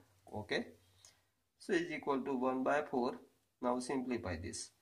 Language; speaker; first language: English; non-native, local second language; Gujarati